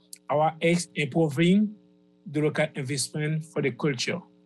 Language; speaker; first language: English; non-native, learner; Haitian Creole